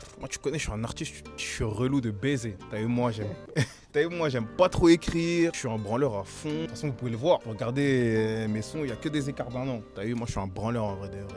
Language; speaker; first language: French; native; French